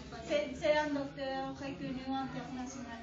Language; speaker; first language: French; non-native, learner; Spanish